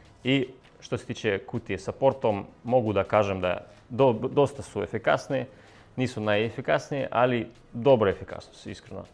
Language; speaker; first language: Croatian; non-native, fluent; Russian